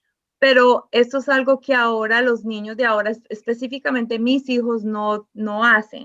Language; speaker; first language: Spanish; early bilingual, other home language; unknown